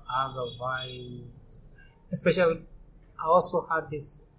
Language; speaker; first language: English; non-native, local second language; Swahili